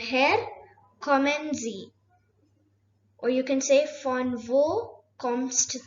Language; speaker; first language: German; non-native, fluent; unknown